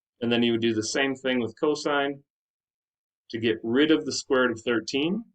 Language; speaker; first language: English; native; English